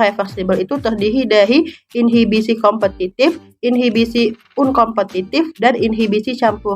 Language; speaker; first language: Indonesian; native; Indonesian